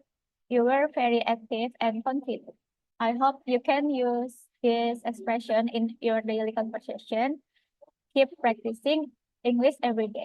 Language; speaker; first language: English; non-native, fluent; Indonesian